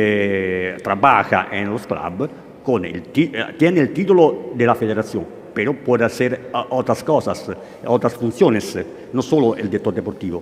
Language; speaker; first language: Spanish; non-native, learner; Italian